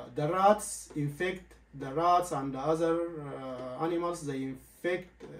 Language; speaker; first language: English; non-native, learner; Arabic